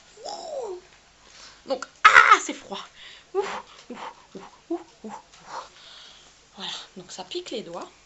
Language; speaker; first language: French; native; French